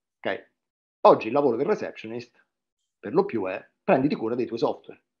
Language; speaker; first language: Italian; native; Italian